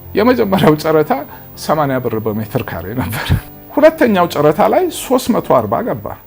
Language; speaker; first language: Amharic; native; Amharic